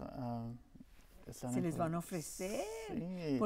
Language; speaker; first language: Spanish; non-native, local second language; English